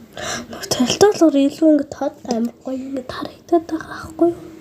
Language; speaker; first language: Mongolian; early bilingual, heritage; Mongolian